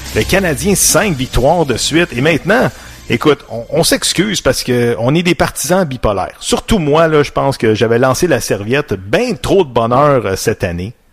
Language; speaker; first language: French; native; French